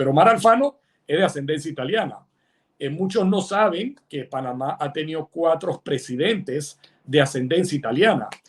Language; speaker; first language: Spanish; early bilingual, other home language; Italian